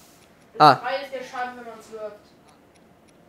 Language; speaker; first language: German; native; German